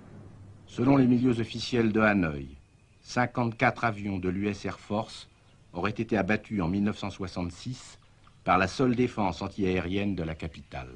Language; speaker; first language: French; native; French